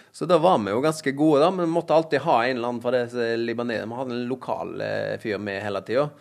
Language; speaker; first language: Norwegian; native; Norwegian